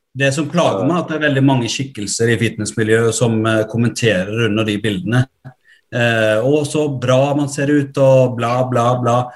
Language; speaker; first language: Norwegian; early bilingual, other home language; Arabic